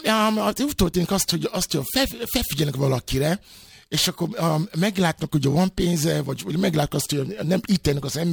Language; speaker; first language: Hungarian; non-native, fluent; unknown